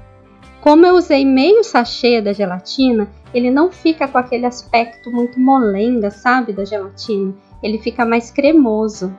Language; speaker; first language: Portuguese; native; Portuguese